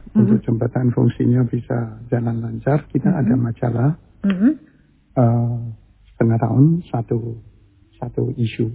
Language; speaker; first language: Indonesian; early bilingual, heritage; Chinese